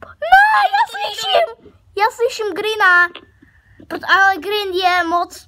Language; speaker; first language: Czech; early bilingual, other home language; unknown